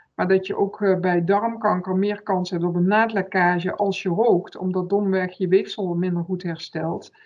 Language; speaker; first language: Dutch; native; Dutch